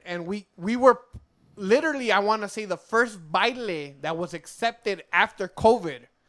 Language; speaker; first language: English; early bilingual, other home language; Spanish